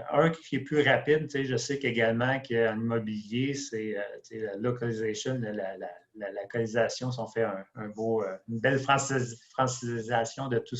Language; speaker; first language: French; native; French